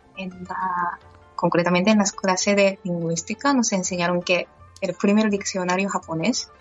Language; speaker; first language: Spanish; non-native, fluent; Japanese